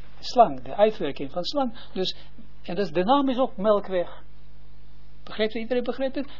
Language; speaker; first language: Dutch; non-native, fluent; Hebrew